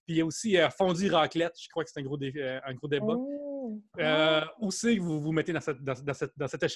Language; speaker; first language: French; native; French